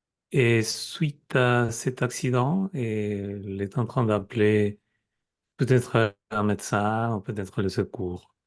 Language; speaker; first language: French; non-native, fluent; Spanish